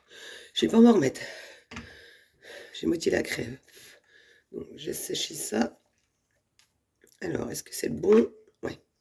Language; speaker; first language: French; native; French